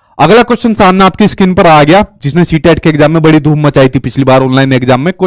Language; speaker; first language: Hindi; native; Hindi